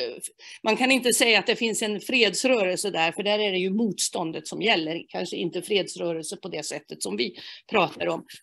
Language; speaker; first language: Swedish; native; Swedish